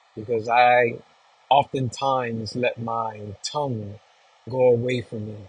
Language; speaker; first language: English; native; English